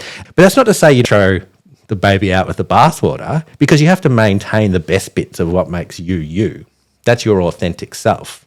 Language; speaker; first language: English; native; English